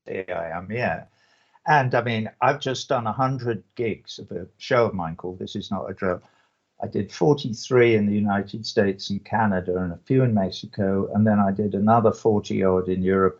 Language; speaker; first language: English; native; English